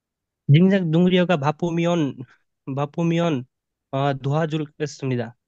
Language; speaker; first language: Korean; non-native, learner; Bangla